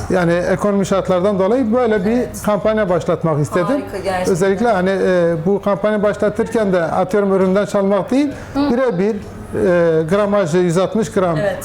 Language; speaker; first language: Turkish; native; Turkish